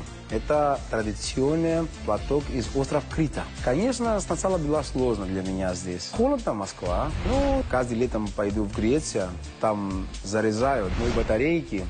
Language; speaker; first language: Russian; non-native, learner; Greek